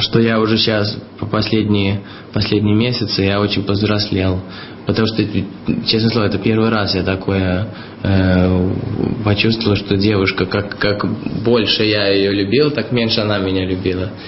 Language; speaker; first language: Russian; early bilingual, heritage; Russian